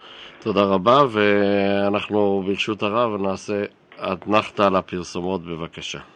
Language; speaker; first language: Hebrew; native; Hebrew